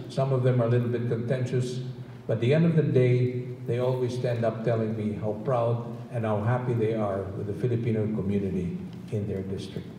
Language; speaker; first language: English; non-native, local second language; Filipino